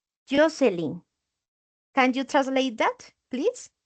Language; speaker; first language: English; non-native, learner; Spanish